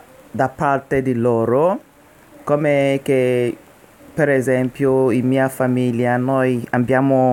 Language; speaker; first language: Italian; non-native, learner; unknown